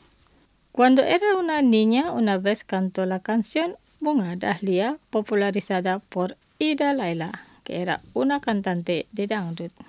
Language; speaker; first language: Spanish; non-native, fluent; Indonesian